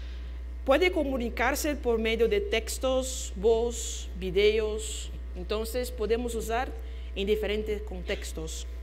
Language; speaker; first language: Spanish; non-native, fluent; Portuguese